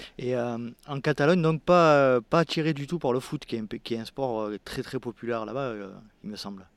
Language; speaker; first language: French; native; French